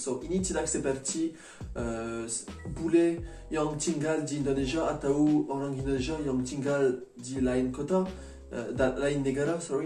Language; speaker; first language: Indonesian; non-native, learner; French